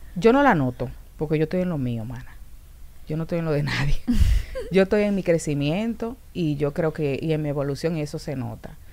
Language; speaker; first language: Spanish; native; Spanish